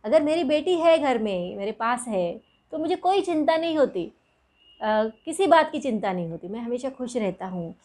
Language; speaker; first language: Hindi; non-native, local second language; Marathi